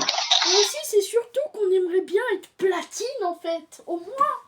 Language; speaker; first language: French; native; French